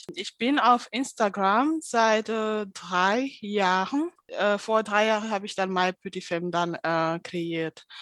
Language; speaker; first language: German; non-native, fluent; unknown